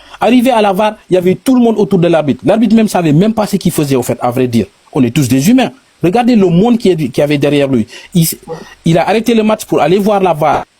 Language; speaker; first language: French; non-native, local second language; Wolof